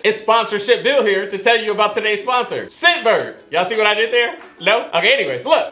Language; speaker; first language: English; native; English